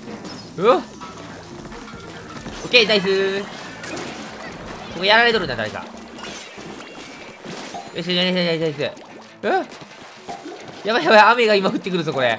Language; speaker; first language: Japanese; native; Japanese